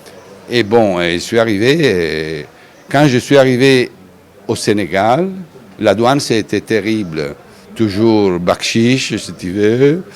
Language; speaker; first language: French; non-native, fluent; Italian